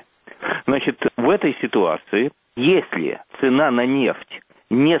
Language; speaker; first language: Russian; native; Russian